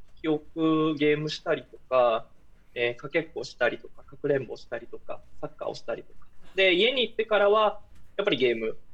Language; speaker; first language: Japanese; early bilingual, other home language; Portuguese